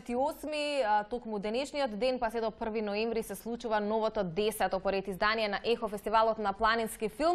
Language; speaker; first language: Macedonian; native; Macedonian